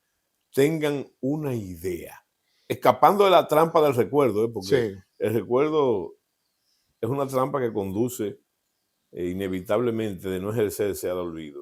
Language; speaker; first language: Spanish; native; Spanish